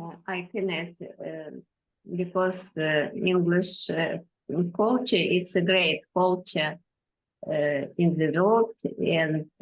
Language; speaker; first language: English; non-native, learner; Russian